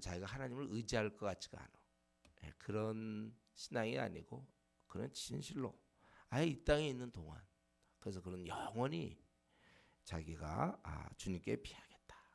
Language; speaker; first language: Korean; native; Korean